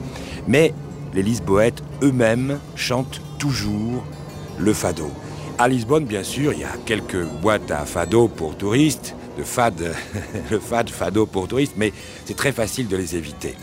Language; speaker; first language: French; native; French